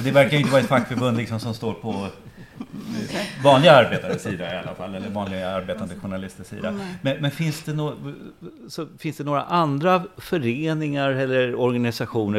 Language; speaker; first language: Swedish; native; Swedish